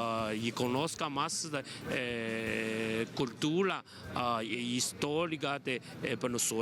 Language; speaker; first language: Spanish; non-native, learner; Chinese